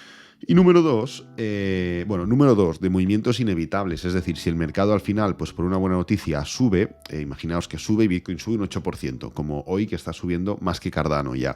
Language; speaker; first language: Spanish; native; Spanish